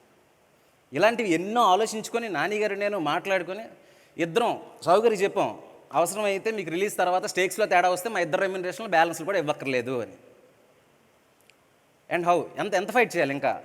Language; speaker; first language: Telugu; native; Telugu